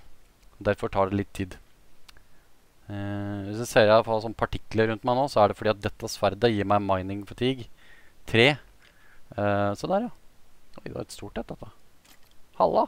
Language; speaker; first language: Norwegian; native; Norwegian